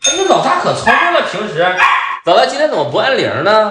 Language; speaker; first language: Chinese; native; Chinese